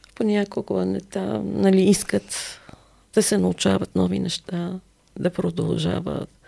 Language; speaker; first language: Bulgarian; non-native, fluent; Arabic